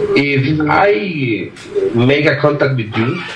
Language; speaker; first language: English; non-native, learner; Spanish